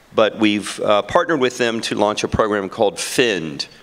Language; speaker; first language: English; native; English